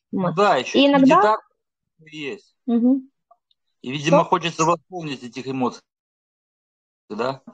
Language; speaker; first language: Russian; native; Russian